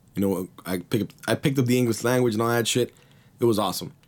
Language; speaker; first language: English; early bilingual, other home language; Spanish